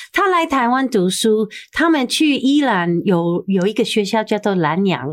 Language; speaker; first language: Chinese; non-native, fluent; English